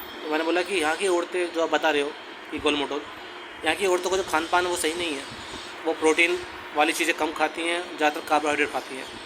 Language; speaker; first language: Hindi; native; Hindi